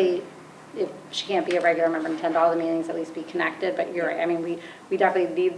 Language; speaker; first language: English; native; English